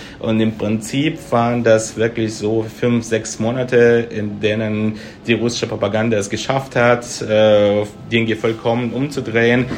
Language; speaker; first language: German; non-native, fluent; Russian